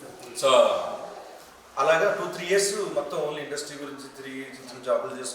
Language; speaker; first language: Telugu; native; Telugu